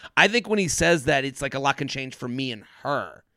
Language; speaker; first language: English; native; English